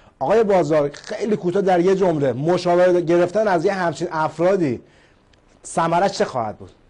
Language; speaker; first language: Persian; native; Persian